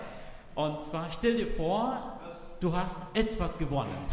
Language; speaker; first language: German; non-native, fluent; Arabic